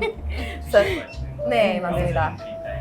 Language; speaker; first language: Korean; non-native, learner; English